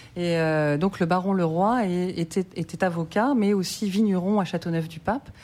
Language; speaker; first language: French; native; French